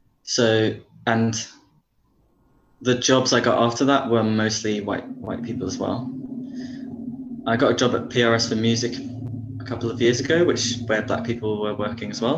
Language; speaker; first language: English; native; English